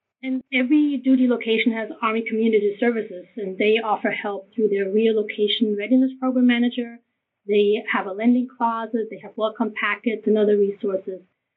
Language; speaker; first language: English; non-native, fluent; German